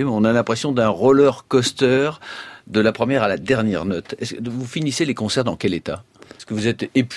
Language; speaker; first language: French; native; French